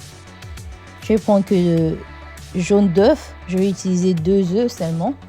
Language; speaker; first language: French; non-native, fluent; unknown